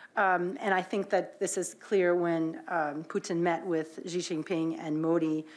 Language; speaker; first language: English; native; English